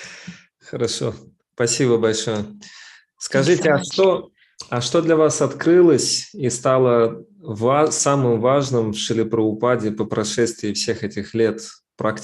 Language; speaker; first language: Russian; native; Russian